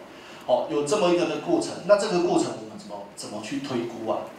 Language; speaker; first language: Chinese; native; Chinese